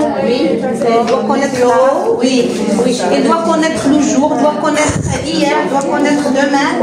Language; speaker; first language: French; non-native, local second language; Arabic